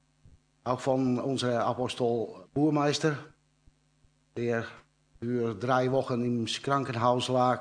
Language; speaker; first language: German; non-native, learner; Dutch